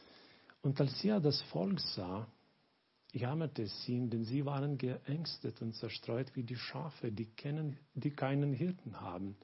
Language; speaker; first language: German; non-native, learner; Lithuanian